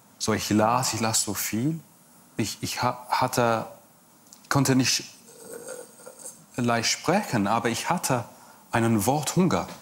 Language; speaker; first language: German; non-native, learner; English